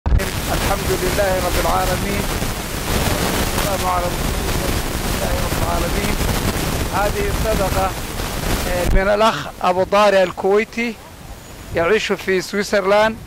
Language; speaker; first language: Arabic; non-native, learner; Somali